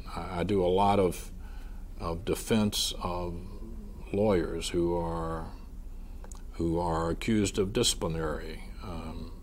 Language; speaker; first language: English; native; English